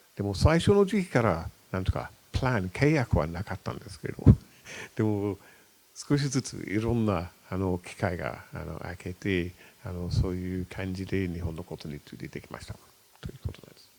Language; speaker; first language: Japanese; non-native, fluent; English